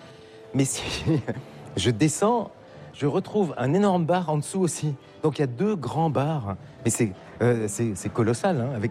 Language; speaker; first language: French; native; French